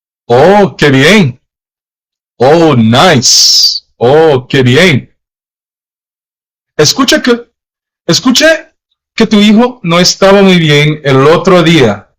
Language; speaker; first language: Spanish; non-native, learner; English